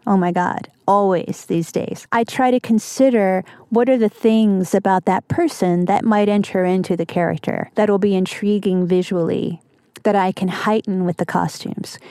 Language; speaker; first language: English; native; English